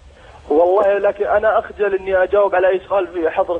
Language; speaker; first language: Arabic; native; Arabic